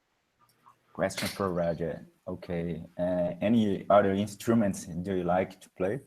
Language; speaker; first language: English; non-native, learner; Portuguese